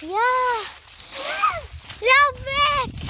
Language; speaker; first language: German; non-native, learner; Arabic